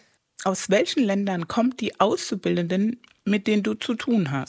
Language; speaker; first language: German; native; German